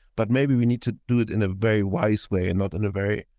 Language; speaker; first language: English; non-native, fluent; German